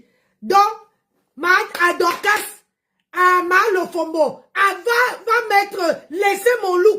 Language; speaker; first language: French; non-native, local second language; Lingala